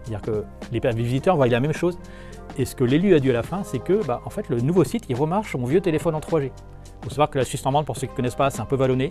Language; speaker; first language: French; native; French